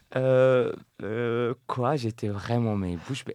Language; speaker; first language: French; non-native, local second language; Arabic